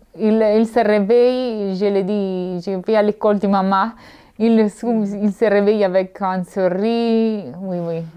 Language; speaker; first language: French; non-native, learner; Italian